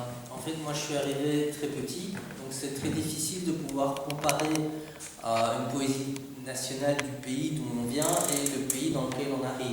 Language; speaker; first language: French; early bilingual, other home language; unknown